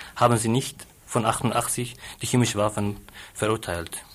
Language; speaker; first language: German; non-native, fluent; Arabic